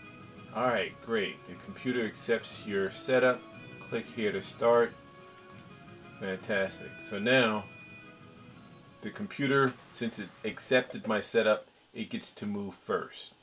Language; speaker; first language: English; native; English